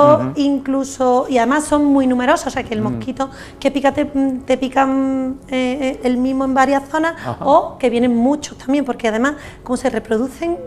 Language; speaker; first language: Spanish; native; Spanish